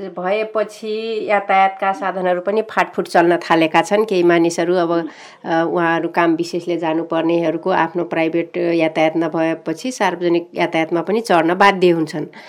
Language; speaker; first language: Nepali; native; Nepali